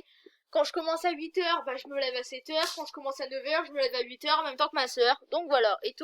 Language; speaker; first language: French; native; French